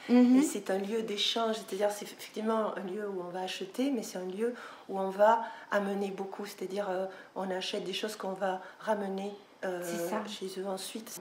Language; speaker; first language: French; native; French